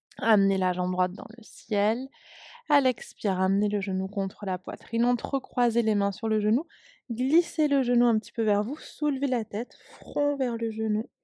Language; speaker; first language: French; native; French